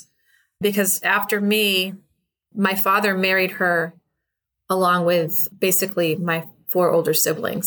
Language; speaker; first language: English; native; English